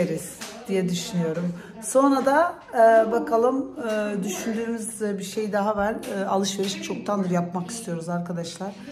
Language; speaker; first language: Turkish; early bilingual, heritage; Turkish